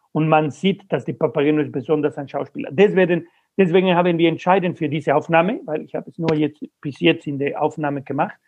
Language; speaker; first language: German; non-native, fluent; Spanish